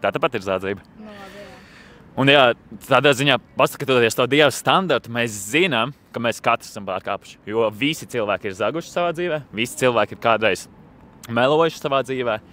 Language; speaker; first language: Latvian; native; Latvian